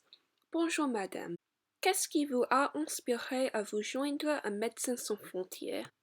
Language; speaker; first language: French; non-native, learner; English